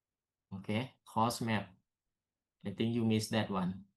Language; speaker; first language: English; non-native, learner; Thai